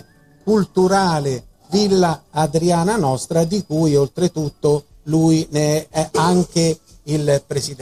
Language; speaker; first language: Italian; native; Italian